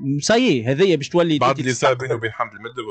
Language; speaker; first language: Arabic; native; Arabic